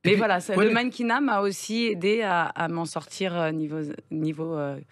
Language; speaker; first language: French; native; French